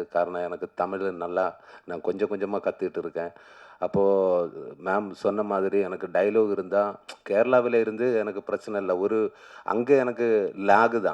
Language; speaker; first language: Tamil; non-native, learner; Malayalam